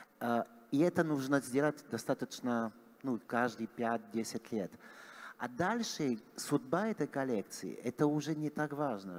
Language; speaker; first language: Russian; non-native, fluent; French